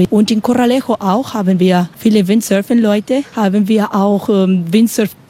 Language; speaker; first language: German; non-native, learner; Spanish